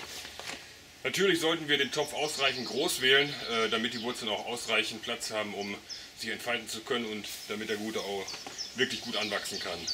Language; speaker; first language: German; native; German